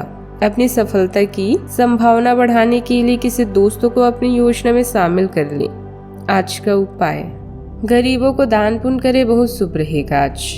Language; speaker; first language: Hindi; native; Hindi